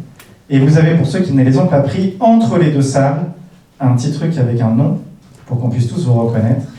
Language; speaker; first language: French; native; French